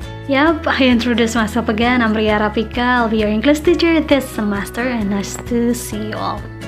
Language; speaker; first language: English; non-native, fluent; Indonesian